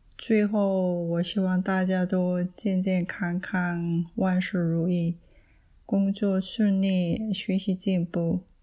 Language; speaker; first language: Chinese; non-native, learner; Korean